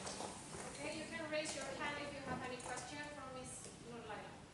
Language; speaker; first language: English; non-native, fluent; Indonesian